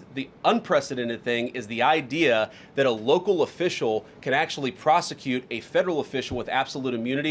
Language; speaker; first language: English; native; English